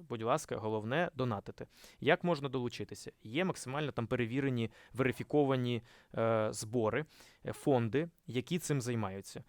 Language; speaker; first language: Ukrainian; non-native, local second language; Russian